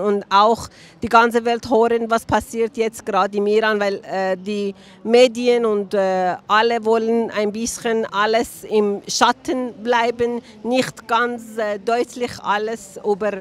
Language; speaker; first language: German; non-native, learner; Persian